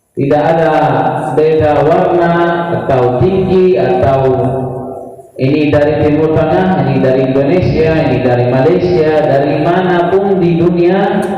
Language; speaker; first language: Indonesian; non-native, learner; Arabic